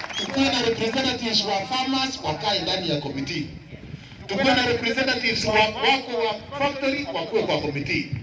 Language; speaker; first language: Swahili; non-native, local second language; Kalenjin